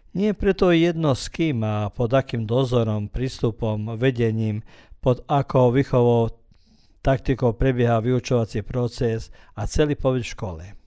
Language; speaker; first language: Slovak; early bilingual, heritage; Slovak